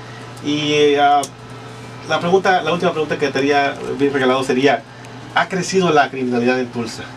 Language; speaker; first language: Spanish; native; Spanish